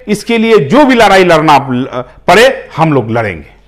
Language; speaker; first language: Hindi; native; Hindi